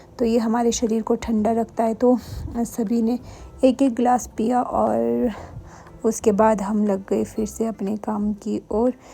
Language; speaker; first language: Hindi; non-native, local second language; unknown